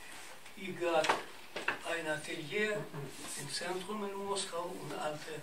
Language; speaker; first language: German; non-native, learner; Russian